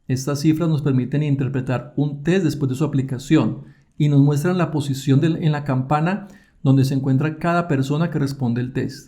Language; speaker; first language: Spanish; native; Spanish